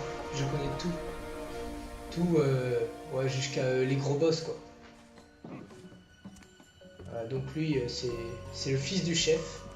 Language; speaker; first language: French; native; French